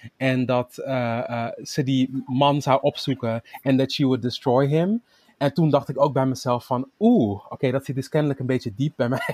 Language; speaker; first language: Dutch; native; Dutch